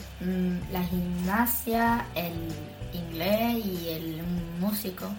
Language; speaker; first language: Spanish; early bilingual, heritage; Spanish